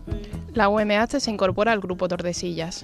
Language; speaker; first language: Spanish; native; Spanish